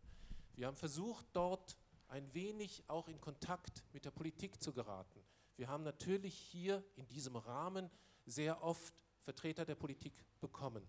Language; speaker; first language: German; non-native, local second language; Luxembourgish